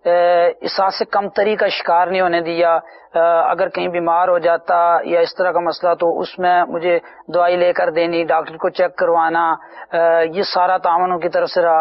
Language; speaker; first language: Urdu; non-native, local second language; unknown